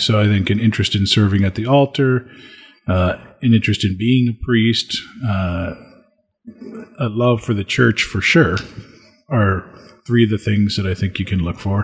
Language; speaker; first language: English; native; English